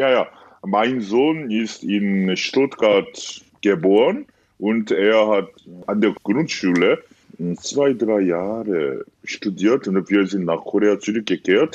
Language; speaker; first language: German; non-native, fluent; Korean